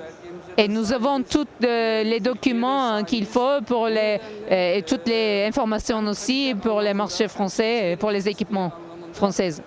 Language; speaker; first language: French; non-native, learner; Turkish